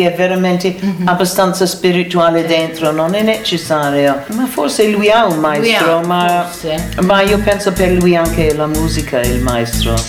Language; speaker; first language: Italian; non-native, learner; English